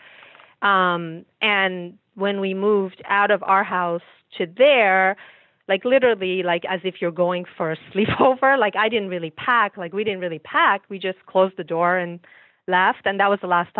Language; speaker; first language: English; early bilingual, other home language; Persian